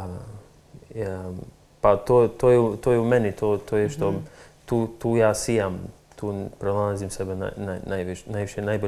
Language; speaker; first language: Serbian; non-native, local second language; Albanian